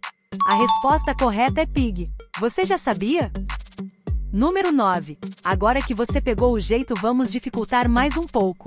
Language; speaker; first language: Portuguese; native; Portuguese